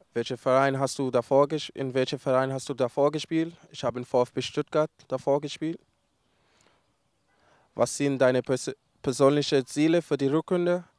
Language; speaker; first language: German; non-native, learner; English